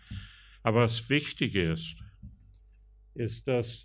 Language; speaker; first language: German; non-native, fluent; English